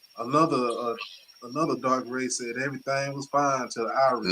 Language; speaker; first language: English; native; English